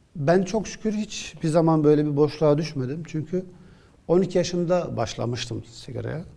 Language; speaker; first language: Turkish; early bilingual, other home language; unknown